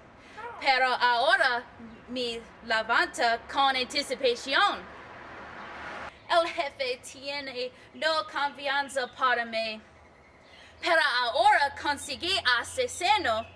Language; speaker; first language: Spanish; non-native, learner; English